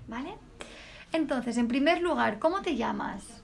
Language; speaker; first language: Spanish; native; Spanish